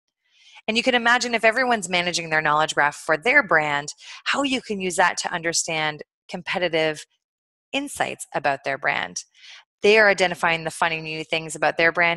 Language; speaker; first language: English; native; English